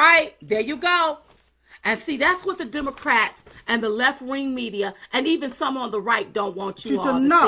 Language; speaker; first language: English; native; English